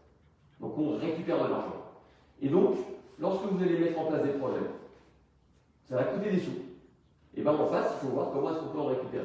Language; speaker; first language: French; native; French